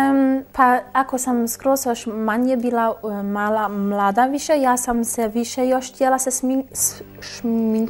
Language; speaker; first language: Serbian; early bilingual, heritage; German